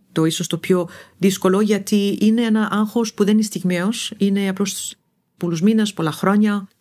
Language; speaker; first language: Greek; non-native, fluent; Arabic